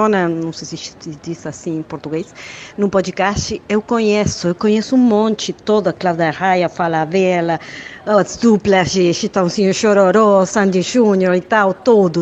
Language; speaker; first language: Portuguese; non-native, fluent; Spanish